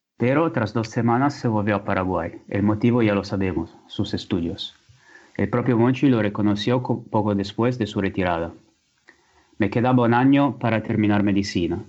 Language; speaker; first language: Spanish; non-native, fluent; Italian